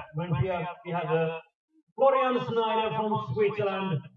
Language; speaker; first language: English; non-native, fluent; Finnish